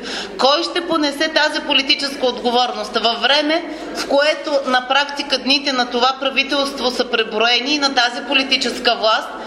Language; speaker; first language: Bulgarian; native; Bulgarian